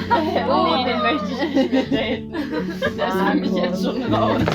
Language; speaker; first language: German; native; German